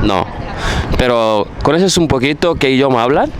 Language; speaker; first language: Spanish; non-native, fluent; Fula